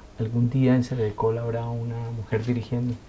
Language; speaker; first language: Spanish; native; Spanish